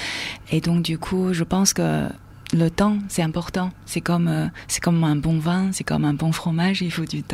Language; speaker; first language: French; non-native, fluent; Chinese